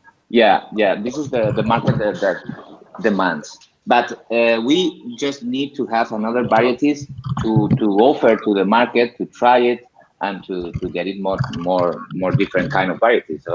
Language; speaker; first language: English; non-native, learner; Spanish